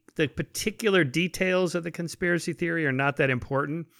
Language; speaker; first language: English; native; English